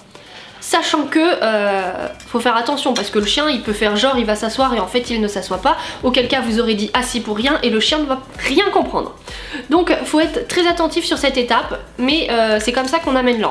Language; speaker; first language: French; native; French